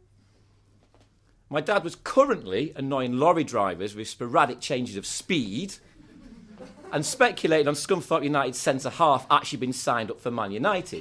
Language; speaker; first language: English; native; English